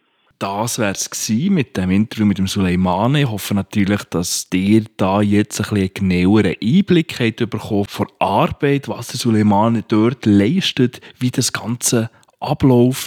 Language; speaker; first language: German; native; German